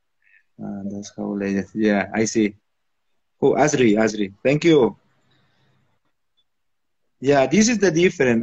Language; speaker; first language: English; non-native, learner; Spanish